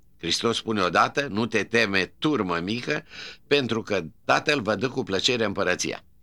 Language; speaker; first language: Romanian; native; Romanian